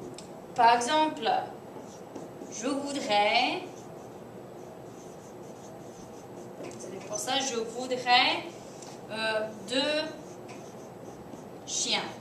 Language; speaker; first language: French; non-native, fluent; English